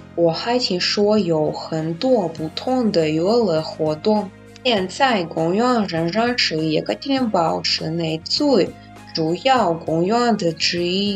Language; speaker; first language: Chinese; non-native, learner; Russian